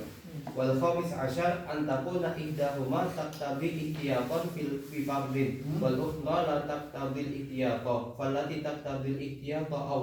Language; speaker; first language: Arabic; non-native, learner; Indonesian